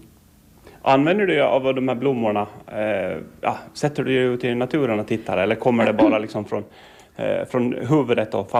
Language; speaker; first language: Swedish; native; Swedish